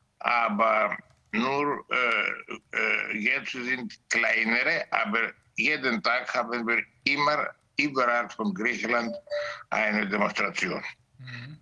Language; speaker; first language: German; non-native, learner; Greek